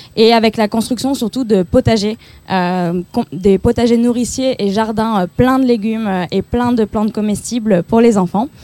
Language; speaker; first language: French; native; French